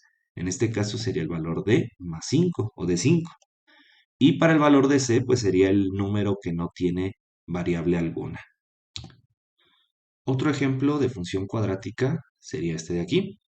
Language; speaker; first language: Spanish; native; Spanish